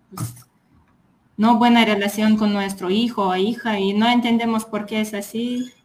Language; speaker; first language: Spanish; non-native, fluent; Lithuanian